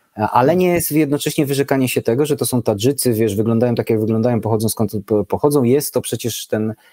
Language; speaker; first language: Polish; native; Polish